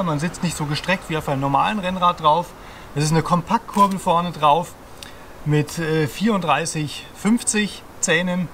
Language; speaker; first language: German; native; German